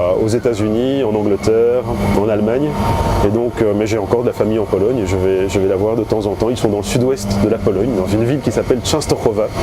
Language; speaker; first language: French; native; French